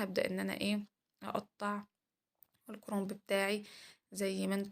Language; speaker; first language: Arabic; native; Arabic